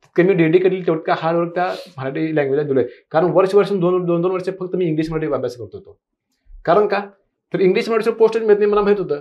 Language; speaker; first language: Marathi; non-native, local second language; Kannada